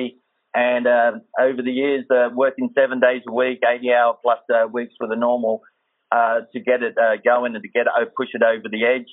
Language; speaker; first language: English; native; English